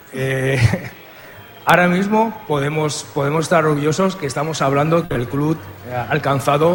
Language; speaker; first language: Spanish; native; Spanish